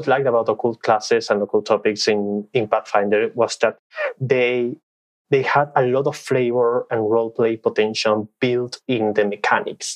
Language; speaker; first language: English; non-native, fluent; Spanish